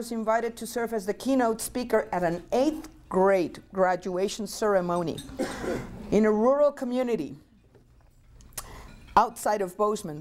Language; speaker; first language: English; non-native, fluent; Spanish